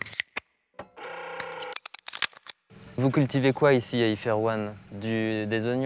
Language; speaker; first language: French; native; French